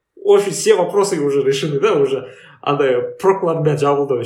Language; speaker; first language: Russian; non-native, local second language; Kazakh